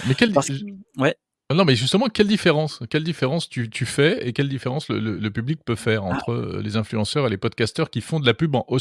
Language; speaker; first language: French; native; French